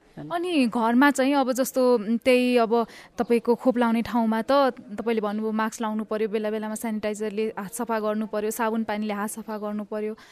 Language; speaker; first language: Nepali; native; Nepali